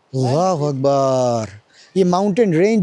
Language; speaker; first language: Hindi; non-native, fluent; Bangla